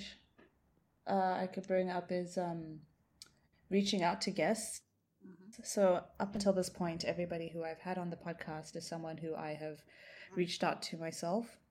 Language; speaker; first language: English; non-native, local second language; Tswana